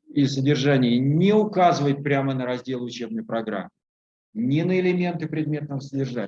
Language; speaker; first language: Russian; native; Russian